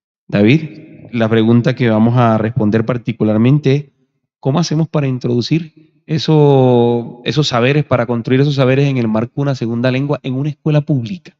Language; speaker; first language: Spanish; native; Spanish